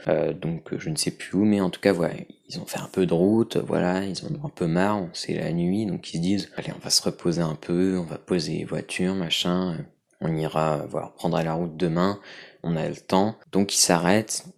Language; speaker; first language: French; native; French